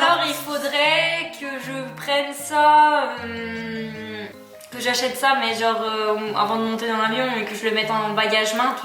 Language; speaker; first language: French; native; French